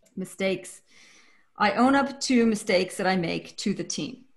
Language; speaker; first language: English; native; English